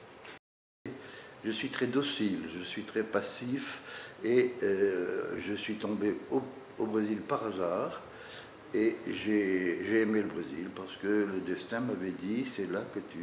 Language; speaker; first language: French; native; French